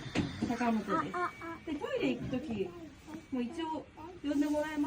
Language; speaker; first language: Japanese; native; Japanese